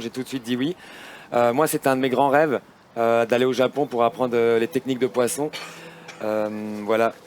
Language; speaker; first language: French; native; French